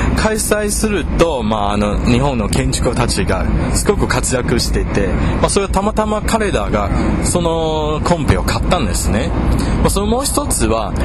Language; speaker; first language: Japanese; non-native, fluent; Chinese